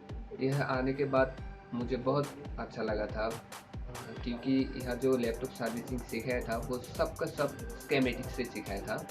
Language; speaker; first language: Hindi; non-native, learner; Bangla